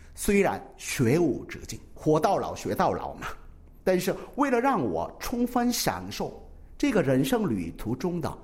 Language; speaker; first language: Chinese; non-native, fluent; Korean